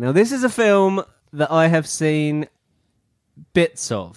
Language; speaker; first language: English; native; English